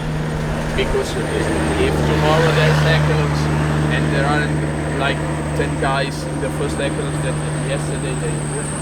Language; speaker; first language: English; non-native, learner; Italian